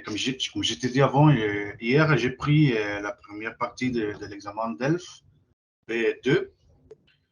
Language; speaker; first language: French; non-native, fluent; Spanish